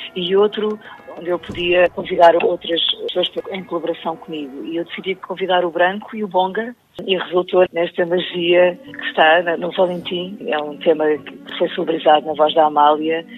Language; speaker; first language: Portuguese; native; Portuguese